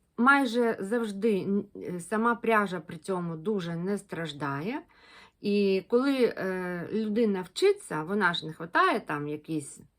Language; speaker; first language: Ukrainian; non-native, local second language; Russian